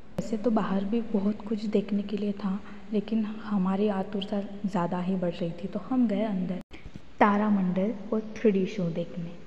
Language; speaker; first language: Hindi; non-native, local second language; Marathi